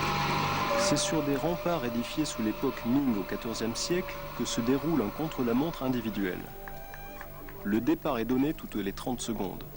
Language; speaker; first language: French; native; French